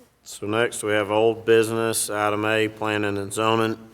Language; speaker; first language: English; native; English